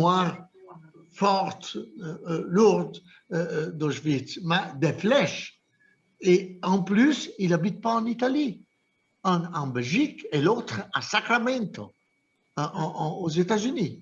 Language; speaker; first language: French; non-native, fluent; Italian